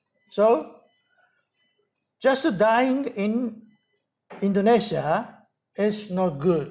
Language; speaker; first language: English; non-native, learner; Japanese